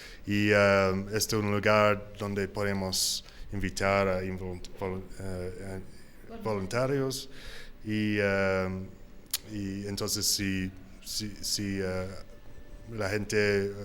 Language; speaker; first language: Spanish; non-native, learner; English